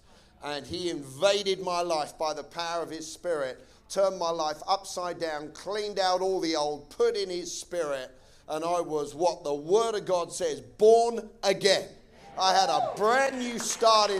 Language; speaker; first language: English; native; English